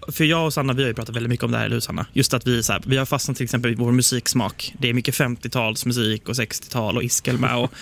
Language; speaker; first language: Swedish; early bilingual, other home language; Finnish